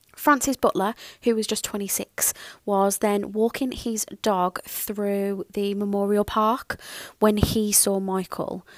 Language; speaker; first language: English; native; English